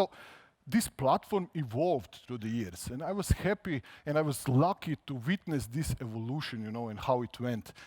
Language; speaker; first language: English; non-native, fluent; Croatian